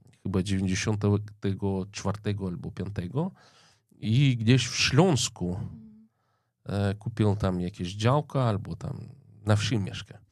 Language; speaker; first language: Polish; non-native, fluent; Russian